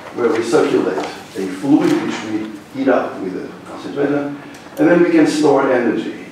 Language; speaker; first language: English; non-native, fluent; Portuguese